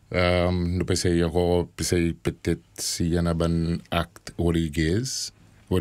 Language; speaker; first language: French; non-native, learner; Morisyen